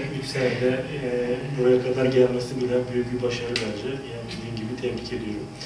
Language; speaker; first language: Turkish; native; Turkish